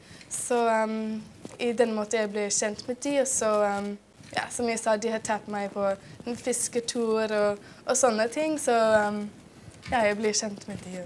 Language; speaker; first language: Norwegian; non-native, fluent; English